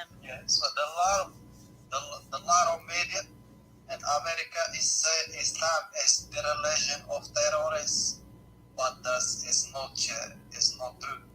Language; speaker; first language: English; non-native, learner; Arabic